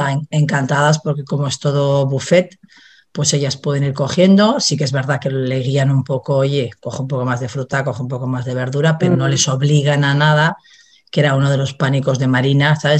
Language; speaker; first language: Spanish; native; Spanish